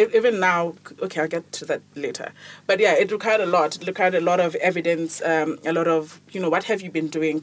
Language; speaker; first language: English; non-native, local second language; Tswana